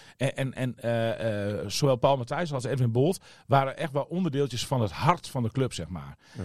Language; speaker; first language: Dutch; native; Dutch